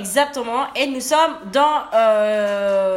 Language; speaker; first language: French; non-native, learner; Indonesian